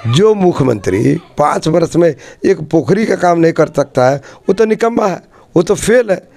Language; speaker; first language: Hindi; non-native, local second language; Bhojpuri